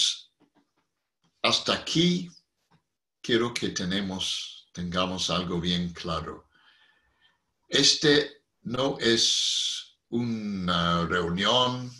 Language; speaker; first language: Spanish; non-native, fluent; English